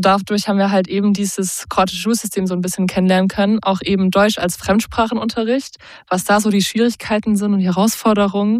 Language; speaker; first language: German; native; German